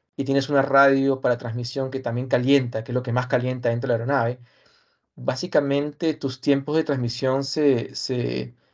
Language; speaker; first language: Spanish; native; Spanish